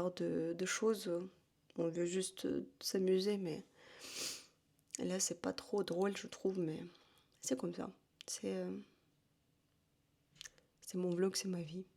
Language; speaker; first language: French; non-native, fluent; Russian